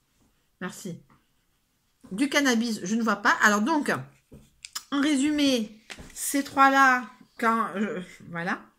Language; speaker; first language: French; native; French